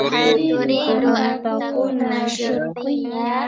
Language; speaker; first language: Arabic; non-native, learner; Indonesian